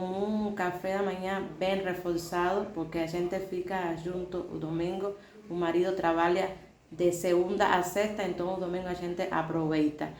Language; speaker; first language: Portuguese; non-native, fluent; Spanish